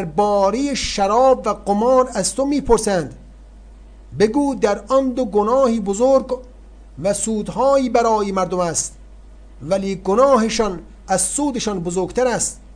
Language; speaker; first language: Persian; native; Persian